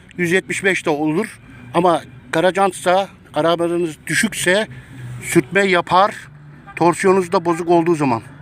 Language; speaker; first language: Turkish; native; Turkish